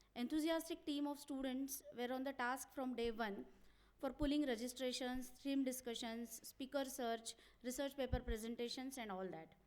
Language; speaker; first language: English; non-native, local second language; Marathi